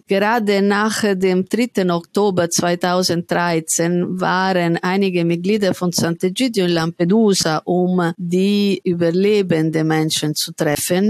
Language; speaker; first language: German; non-native, fluent; Italian